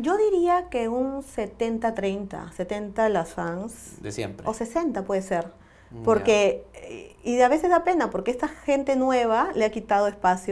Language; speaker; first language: Spanish; native; Spanish